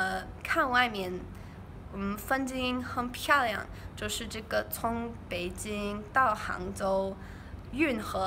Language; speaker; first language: Chinese; non-native, learner; English